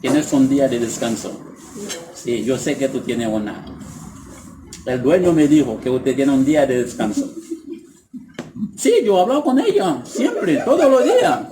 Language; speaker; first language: Spanish; non-native, learner; Haitian Creole